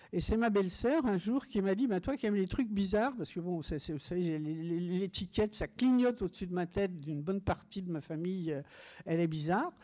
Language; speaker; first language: French; native; French